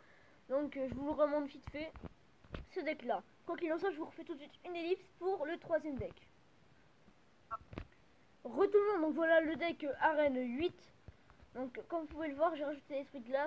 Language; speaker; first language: French; native; French